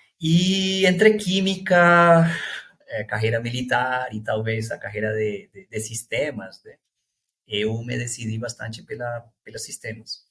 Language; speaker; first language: Portuguese; non-native, fluent; Spanish